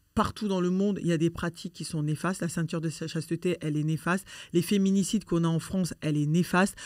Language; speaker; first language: French; native; French